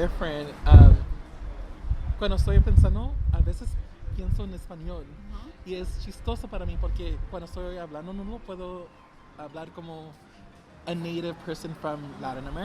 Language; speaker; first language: Spanish; early bilingual, heritage; English